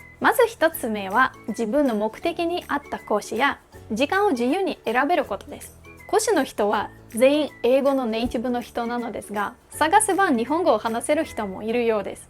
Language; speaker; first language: Japanese; non-native, fluent; Russian